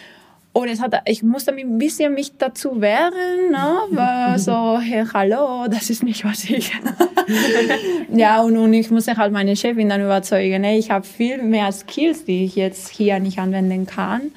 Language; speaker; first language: German; non-native, fluent; Spanish